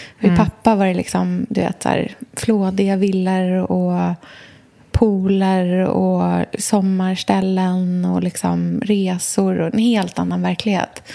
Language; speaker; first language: Swedish; native; Swedish